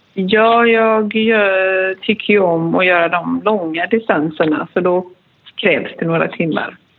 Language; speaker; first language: Swedish; native; Swedish